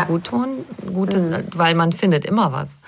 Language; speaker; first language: German; native; German